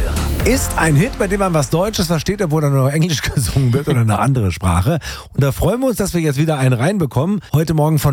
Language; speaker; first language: German; native; German